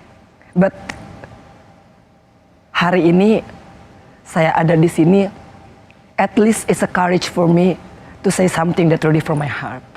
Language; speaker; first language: English; non-native, fluent; Indonesian